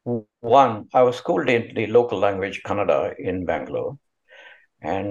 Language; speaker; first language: English; non-native, local second language; Kannada